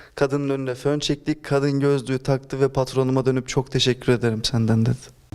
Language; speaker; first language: Turkish; native; Turkish